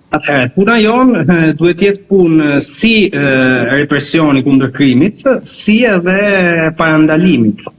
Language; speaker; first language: Albanian; native; Albanian